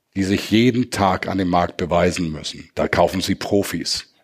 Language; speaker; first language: German; native; German